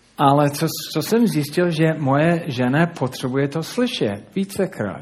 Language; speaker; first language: Czech; non-native, fluent; English